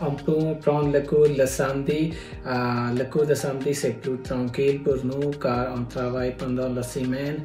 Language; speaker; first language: French; non-native, fluent; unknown